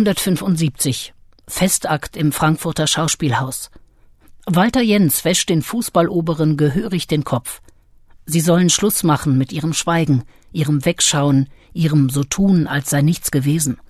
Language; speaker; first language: German; native; German